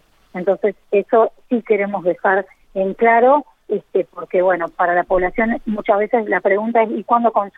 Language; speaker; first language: Spanish; native; Spanish